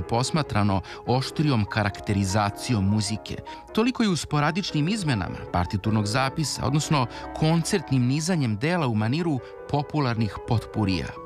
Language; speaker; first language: Serbian; native; Serbian